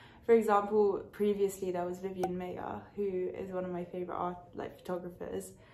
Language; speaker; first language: English; early bilingual, other home language; French